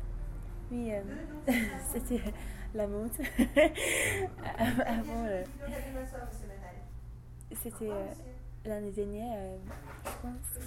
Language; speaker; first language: French; non-native, learner; English